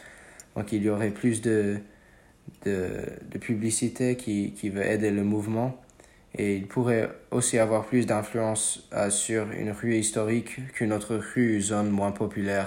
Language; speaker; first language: French; non-native, fluent; English